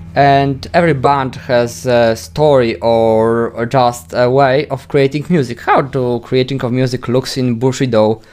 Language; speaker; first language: English; non-native, fluent; Polish